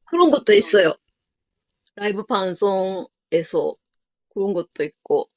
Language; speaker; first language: Korean; non-native, learner; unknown